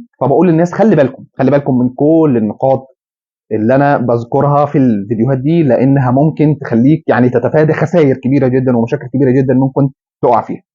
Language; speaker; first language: Arabic; native; Arabic